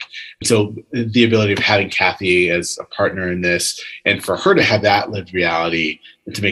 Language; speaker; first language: English; native; English